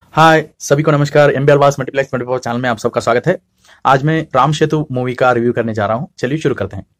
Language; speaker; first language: Hindi; non-native, local second language; Kannada